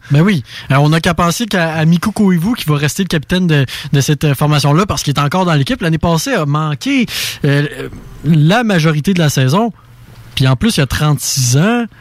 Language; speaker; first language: French; native; French